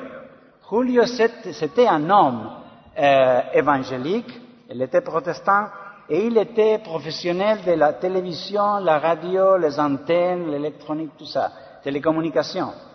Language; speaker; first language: French; non-native, learner; Spanish